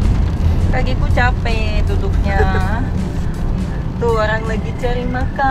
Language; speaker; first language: Indonesian; non-native, learner; Russian